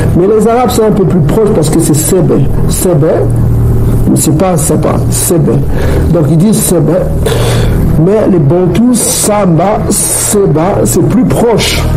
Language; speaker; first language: French; non-native, local second language; Kongo